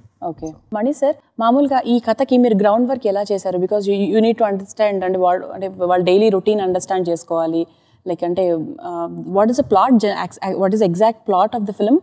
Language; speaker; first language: Telugu; native; Telugu